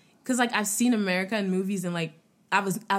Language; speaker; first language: English; non-native, fluent; French